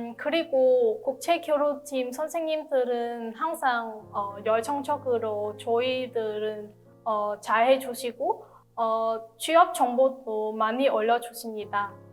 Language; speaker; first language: Korean; non-native, fluent; Vietnamese